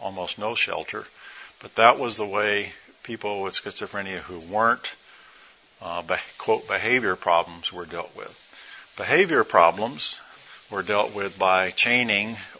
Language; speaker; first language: English; native; English